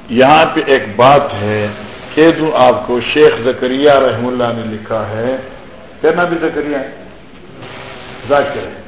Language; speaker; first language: Urdu; non-native, local second language; Pashto